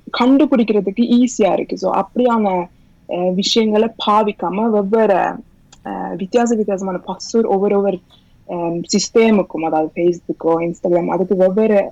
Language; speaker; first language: Tamil; early bilingual, heritage; Tamil